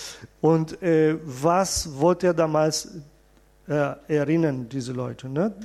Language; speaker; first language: German; non-native, fluent; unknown